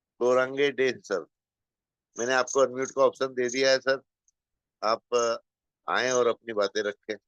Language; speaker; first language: Hindi; native; Hindi